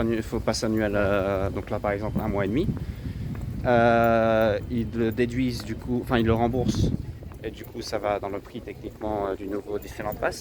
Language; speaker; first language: French; native; French